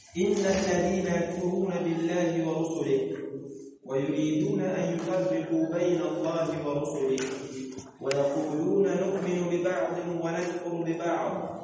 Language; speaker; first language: Arabic; non-native, fluent; Swahili